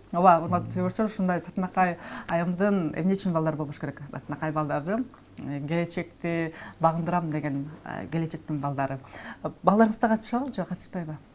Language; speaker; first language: Kyrgyz; native; Kyrgyz